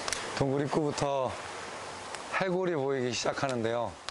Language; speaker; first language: Korean; native; Korean